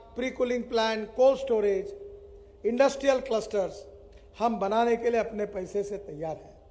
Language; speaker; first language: Hindi; non-native, local second language; Marathi